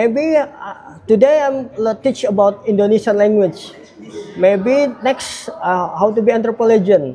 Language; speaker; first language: English; non-native, learner; Indonesian